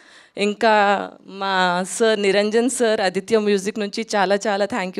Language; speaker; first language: Telugu; non-native, local second language; Hindi